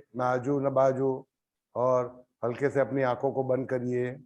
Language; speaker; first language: Hindi; non-native, local second language; Gujarati